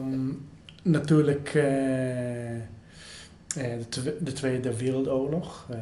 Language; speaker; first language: Dutch; non-native, fluent; Hebrew